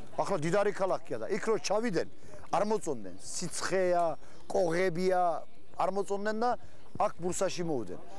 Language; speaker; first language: Georgian; early bilingual, heritage; Turkish